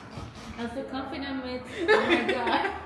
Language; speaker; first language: English; non-native, learner; Vietnamese